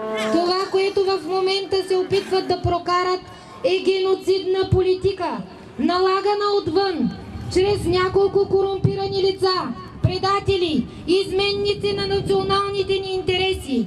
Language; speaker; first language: Bulgarian; native; Bulgarian